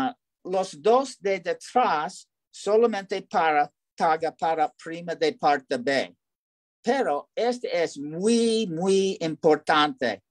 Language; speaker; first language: Spanish; non-native, learner; English